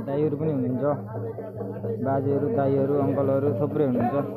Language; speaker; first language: Nepali; native; Nepali